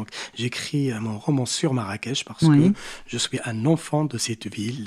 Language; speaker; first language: French; non-native, local second language; Arabic